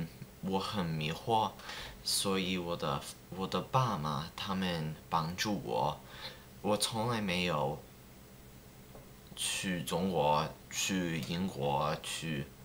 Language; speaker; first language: Chinese; non-native, learner; English